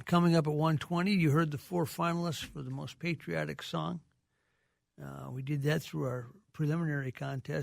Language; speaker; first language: English; native; English